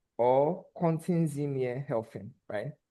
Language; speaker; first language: German; non-native, fluent; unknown